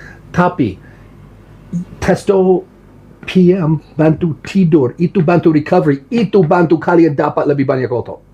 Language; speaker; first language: Indonesian; non-native, learner; English